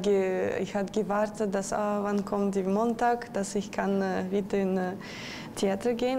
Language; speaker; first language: German; non-native, learner; Russian